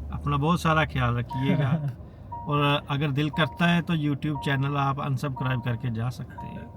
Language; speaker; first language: Urdu; non-native, local second language; Punjabi